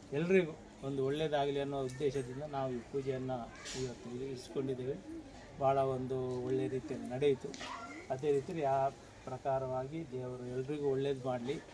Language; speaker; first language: Kannada; non-native, local second language; Tulu